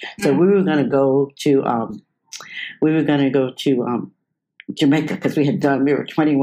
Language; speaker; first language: English; native; English